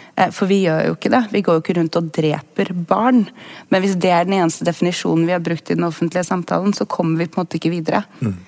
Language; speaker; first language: Norwegian; native; Norwegian